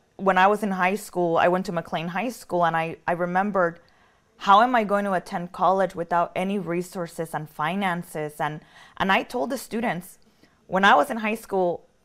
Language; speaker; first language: English; early bilingual, other home language; Spanish